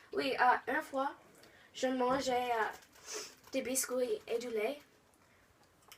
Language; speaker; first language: French; non-native, learner; English